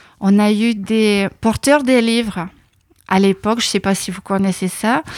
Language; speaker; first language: French; non-native, fluent; Lithuanian